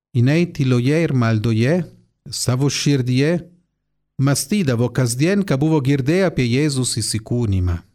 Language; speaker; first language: Lithuanian; non-native, fluent; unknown